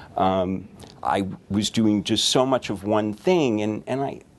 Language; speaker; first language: English; native; English